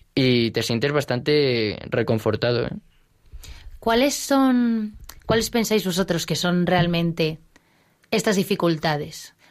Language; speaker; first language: Spanish; native; Spanish